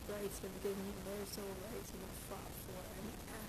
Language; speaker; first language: English; native; English